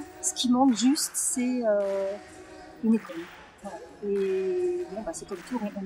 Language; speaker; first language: French; native; French